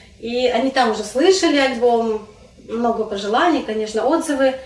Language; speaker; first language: Russian; non-native, local second language; Crimean Tatar